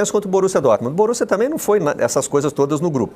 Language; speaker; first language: Portuguese; native; Portuguese